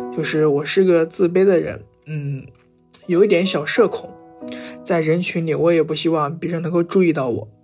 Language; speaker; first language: Chinese; native; Chinese